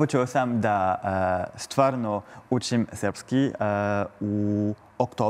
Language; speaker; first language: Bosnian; non-native, learner; French